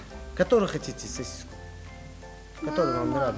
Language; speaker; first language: Russian; non-native, fluent; Tajik